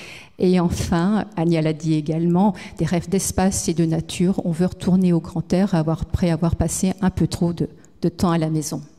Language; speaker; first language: French; native; French